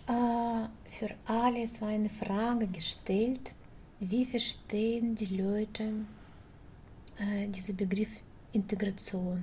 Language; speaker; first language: German; non-native, learner; Russian